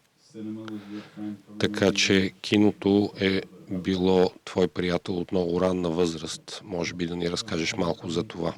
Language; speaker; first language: Bulgarian; native; Bulgarian